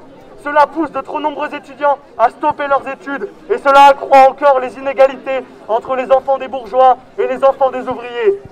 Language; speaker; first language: French; native; French